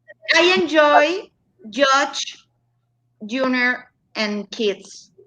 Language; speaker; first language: English; non-native, learner; Spanish